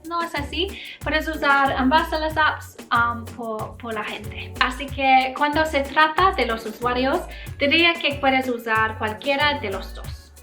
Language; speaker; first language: Spanish; non-native, learner; English